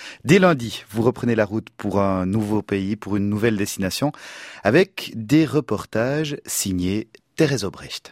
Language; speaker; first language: French; native; French